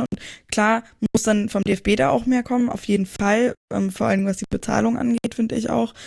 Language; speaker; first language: German; native; German